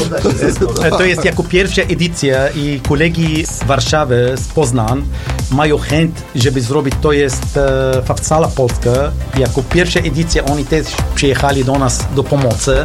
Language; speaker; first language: Polish; non-native, learner; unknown